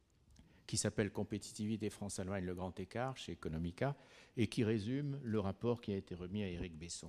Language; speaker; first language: French; native; French